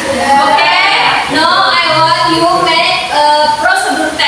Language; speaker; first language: English; non-native, learner; Indonesian